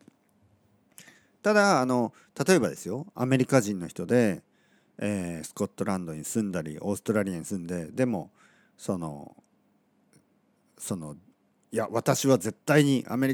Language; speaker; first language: Japanese; native; Japanese